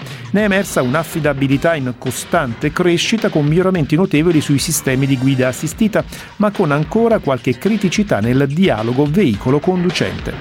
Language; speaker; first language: Italian; native; Italian